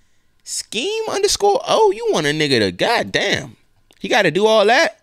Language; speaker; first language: English; native; English